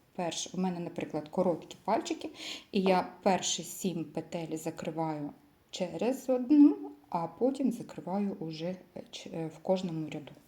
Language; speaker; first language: Ukrainian; non-native, local second language; Russian